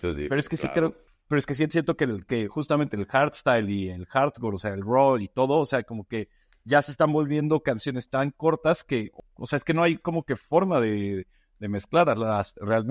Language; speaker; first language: Spanish; native; Spanish